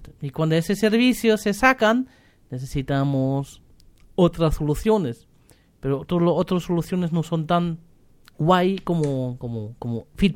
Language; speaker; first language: Spanish; non-native, fluent; German